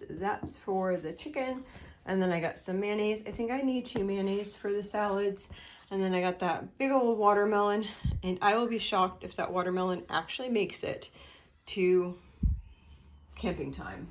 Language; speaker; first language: English; native; English